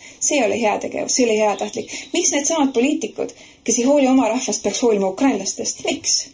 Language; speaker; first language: Estonian; native; Estonian